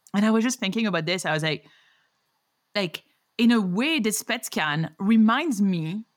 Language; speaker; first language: English; non-native, fluent; French